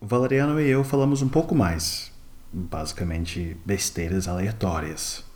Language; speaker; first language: Portuguese; non-native, fluent; English